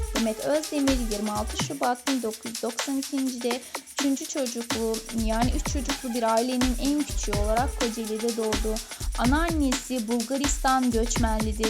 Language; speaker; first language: Turkish; native; Turkish